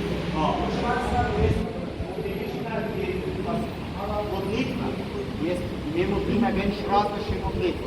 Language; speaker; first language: Polish; non-native, learner; Arabic